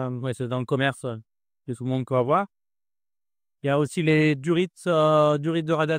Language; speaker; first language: French; native; French